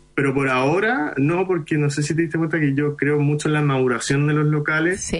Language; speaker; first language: Spanish; early bilingual, other home language; Hindi